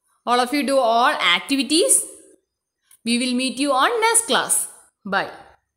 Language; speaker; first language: English; non-native, local second language; Malayalam